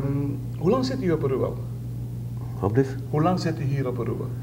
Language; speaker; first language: Dutch; non-native, local second language; Papiamento